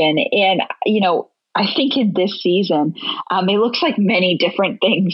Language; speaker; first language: English; native; English